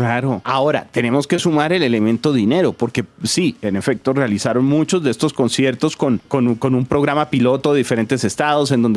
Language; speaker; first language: Spanish; native; Spanish